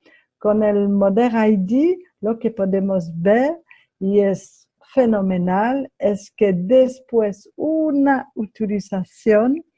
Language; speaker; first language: Spanish; non-native, fluent; French